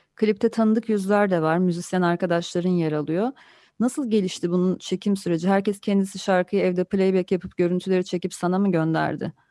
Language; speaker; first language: Turkish; native; Turkish